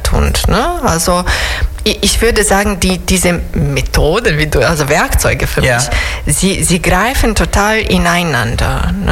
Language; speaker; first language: German; non-native, fluent; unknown